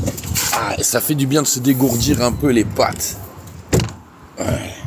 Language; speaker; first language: French; native; French